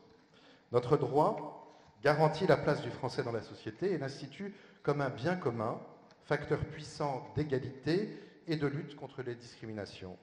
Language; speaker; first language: French; native; French